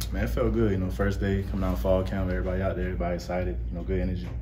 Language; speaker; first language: English; native; English